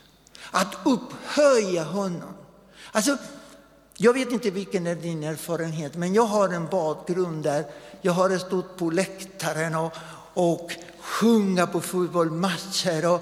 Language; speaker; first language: Swedish; non-native, fluent; Spanish